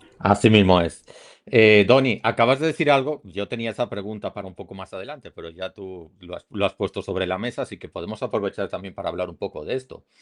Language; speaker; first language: Spanish; native; Spanish